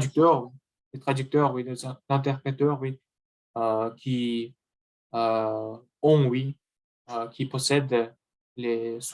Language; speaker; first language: French; non-native, learner; Russian